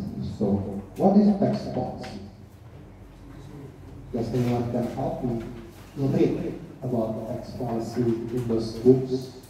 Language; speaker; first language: English; non-native, fluent; Indonesian